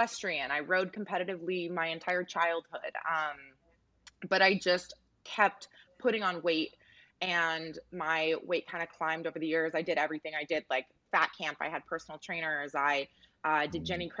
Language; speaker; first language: English; native; English